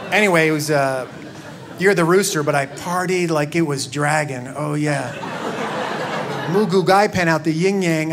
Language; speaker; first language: English; native; English